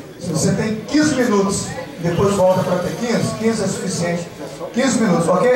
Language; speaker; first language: Portuguese; non-native, fluent; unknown